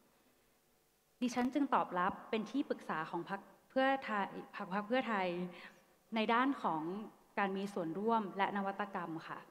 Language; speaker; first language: Thai; native; Thai